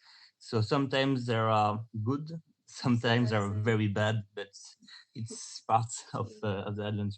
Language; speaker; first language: English; non-native, learner; French